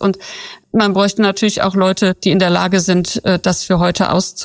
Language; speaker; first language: German; native; German